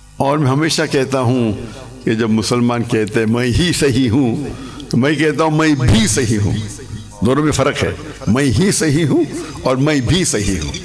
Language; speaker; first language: Urdu; non-native, local second language; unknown